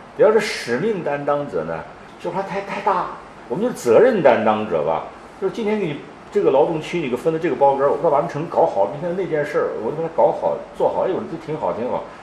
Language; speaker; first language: Chinese; native; Chinese